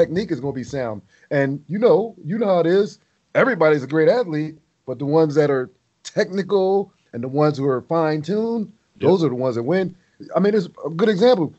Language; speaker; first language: English; native; English